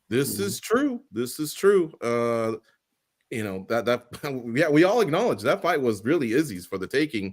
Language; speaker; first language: English; native; English